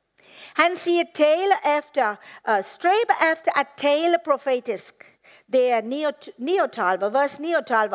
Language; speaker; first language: Danish; non-native, fluent; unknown